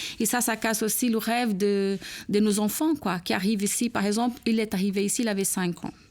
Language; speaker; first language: French; non-native, fluent; Portuguese